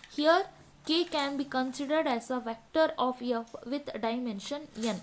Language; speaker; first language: English; non-native, local second language; Kannada